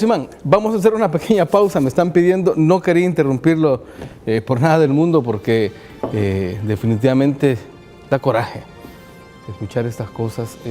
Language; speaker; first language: Spanish; native; Spanish